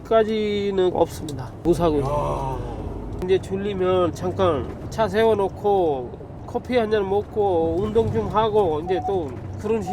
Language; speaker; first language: Korean; non-native, fluent; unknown